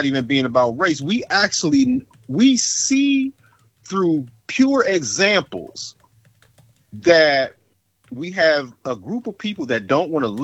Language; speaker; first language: English; native; English